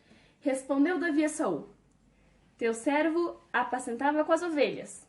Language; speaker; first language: Portuguese; native; Portuguese